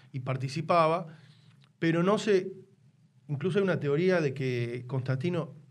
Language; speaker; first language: Spanish; native; Spanish